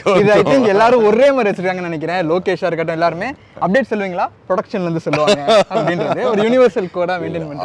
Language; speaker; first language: Tamil; native; Tamil